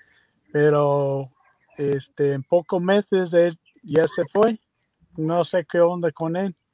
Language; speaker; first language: Spanish; non-native, learner; English